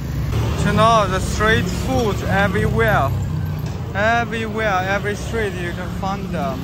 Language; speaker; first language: English; non-native, learner; Chinese